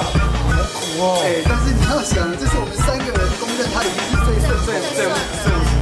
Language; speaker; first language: Chinese; native; Chinese